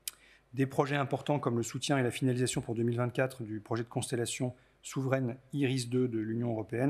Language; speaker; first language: French; native; French